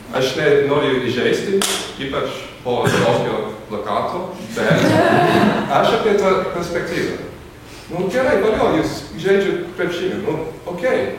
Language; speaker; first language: Lithuanian; non-native, fluent; English